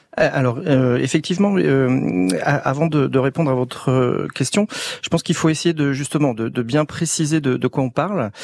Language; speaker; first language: French; native; French